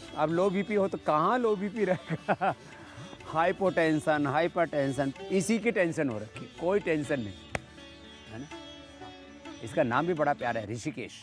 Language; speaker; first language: Hindi; native; Hindi